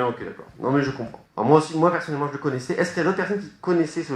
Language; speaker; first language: French; native; French